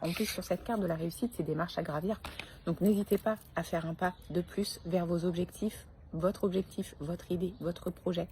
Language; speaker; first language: French; native; French